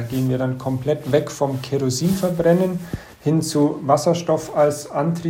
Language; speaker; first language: German; native; German